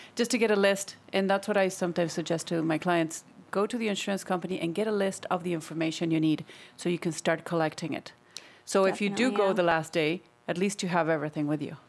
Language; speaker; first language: English; non-native, fluent; Spanish